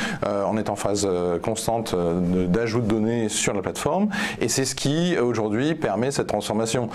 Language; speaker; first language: French; native; French